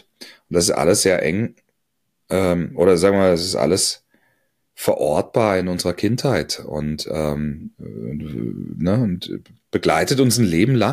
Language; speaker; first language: German; native; German